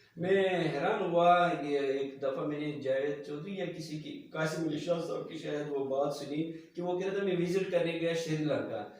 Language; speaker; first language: Urdu; non-native, local second language; Kashmiri